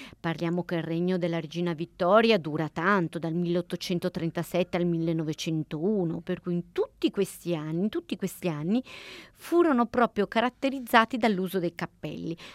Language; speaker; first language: Italian; native; Italian